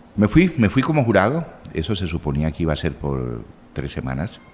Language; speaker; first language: Spanish; native; Spanish